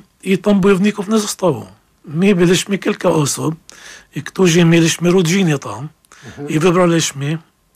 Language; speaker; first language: Polish; non-native, fluent; Arabic